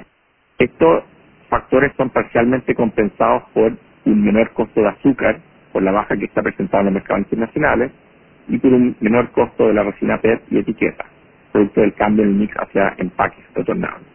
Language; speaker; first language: Spanish; native; Spanish